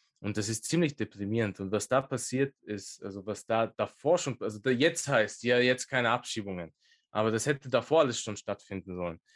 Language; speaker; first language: German; early bilingual, other home language; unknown